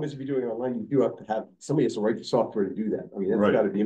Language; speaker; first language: English; native; English